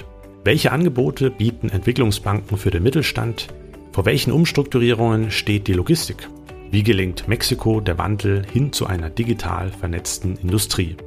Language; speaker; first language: German; native; German